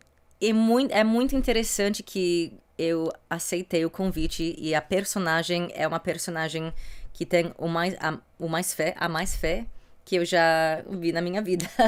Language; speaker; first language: Portuguese; non-native, fluent; English